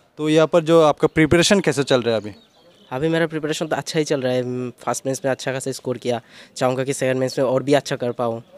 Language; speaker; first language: Hindi; non-native, local second language; Bangla